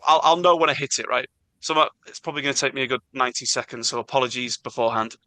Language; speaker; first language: English; non-native, local second language; Welsh